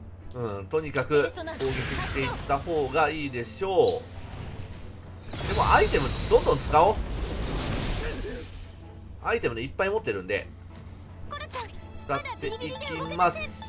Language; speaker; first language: Japanese; native; Japanese